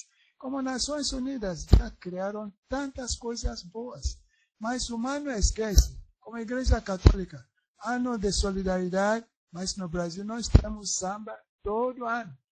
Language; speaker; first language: Portuguese; non-native, learner; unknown